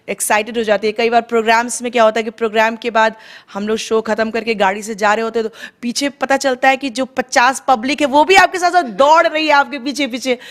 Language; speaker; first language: Hindi; native; Hindi